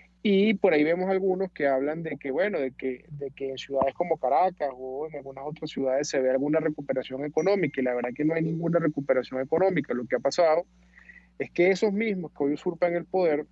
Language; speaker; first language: Spanish; native; Spanish